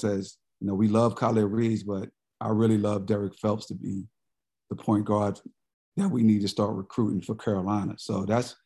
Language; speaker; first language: English; native; English